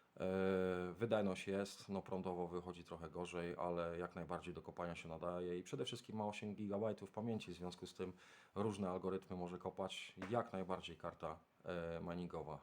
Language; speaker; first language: Polish; native; Polish